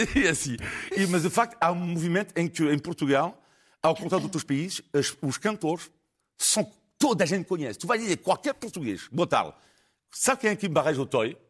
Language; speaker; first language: Portuguese; non-native, fluent; French